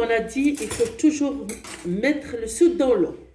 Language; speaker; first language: French; non-native, local second language; Arabic